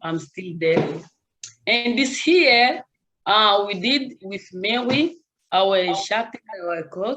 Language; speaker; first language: English; non-native, learner; Kongo